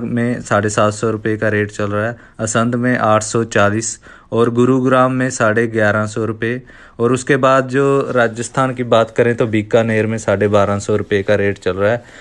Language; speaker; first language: Hindi; non-native, local second language; Punjabi